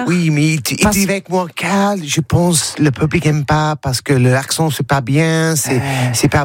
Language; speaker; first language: French; non-native, learner; English